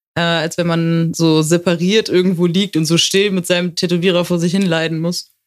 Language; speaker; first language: German; native; German